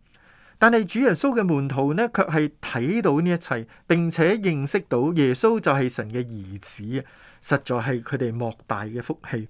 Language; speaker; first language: Chinese; non-native, local second language; Cantonese